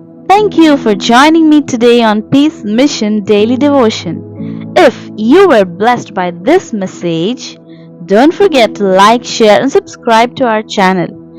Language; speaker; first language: English; non-native, local second language; Telugu